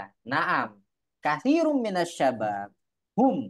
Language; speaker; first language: Arabic; non-native, fluent; Indonesian